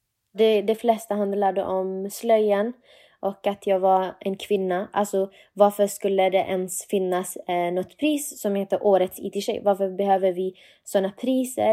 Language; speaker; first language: Swedish; non-native, fluent; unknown